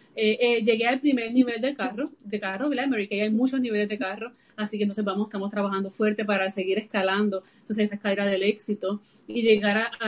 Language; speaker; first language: Spanish; native; Spanish